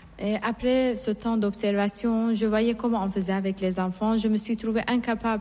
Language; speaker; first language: French; non-native, fluent; Persian